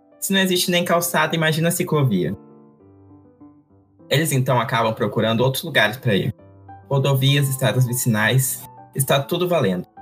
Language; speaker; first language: Portuguese; native; Portuguese